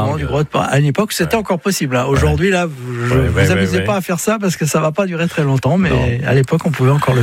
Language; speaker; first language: French; native; French